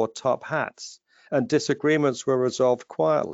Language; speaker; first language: English; native; English